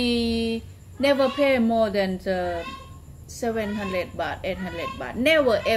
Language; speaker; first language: English; non-native, learner; Thai